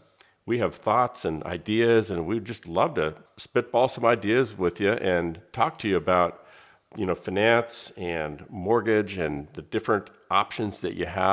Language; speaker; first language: English; native; English